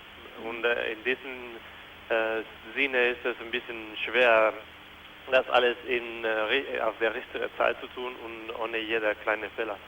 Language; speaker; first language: German; non-native, fluent; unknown